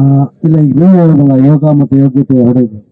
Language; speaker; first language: Kannada; native; Kannada